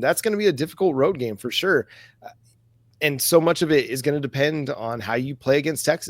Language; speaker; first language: English; native; English